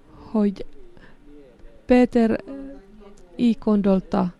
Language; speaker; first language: Hungarian; non-native, learner; Finnish